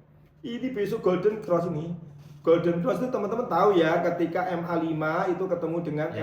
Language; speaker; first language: Indonesian; native; Indonesian